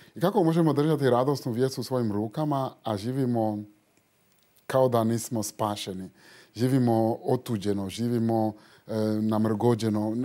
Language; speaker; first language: Croatian; non-native, fluent; Fon